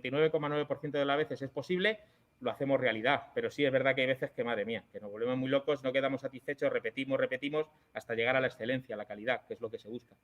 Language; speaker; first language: Spanish; native; Spanish